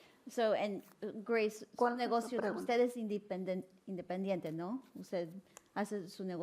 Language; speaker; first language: Spanish; early bilingual, heritage; Spanish